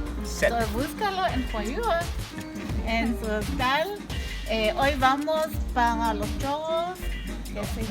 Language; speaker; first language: Spanish; non-native, fluent; Hebrew